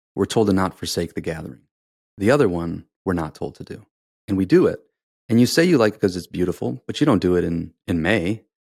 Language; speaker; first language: English; native; English